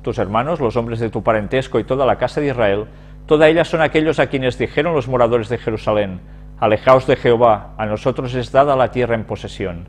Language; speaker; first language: Spanish; native; Spanish